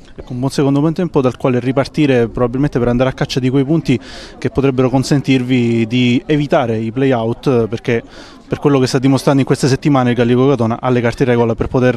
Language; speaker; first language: Italian; native; Italian